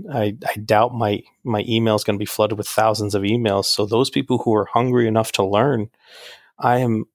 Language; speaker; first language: English; native; English